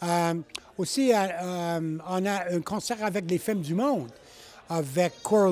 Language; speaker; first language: French; non-native, learner; English